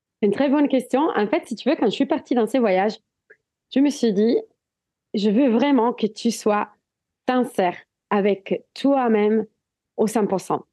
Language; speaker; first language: French; non-native, fluent; Italian